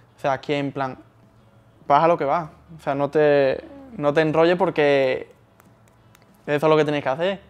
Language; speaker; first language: Spanish; native; Spanish